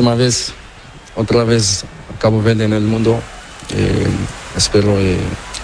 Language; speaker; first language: Spanish; non-native, learner; Portuguese